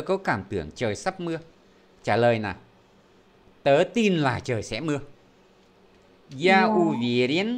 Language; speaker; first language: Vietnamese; native; Vietnamese